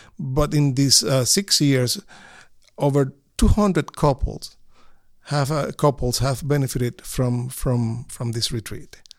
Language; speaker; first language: English; non-native, fluent; Spanish